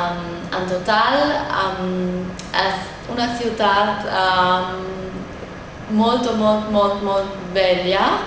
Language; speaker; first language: Catalan; non-native, learner; German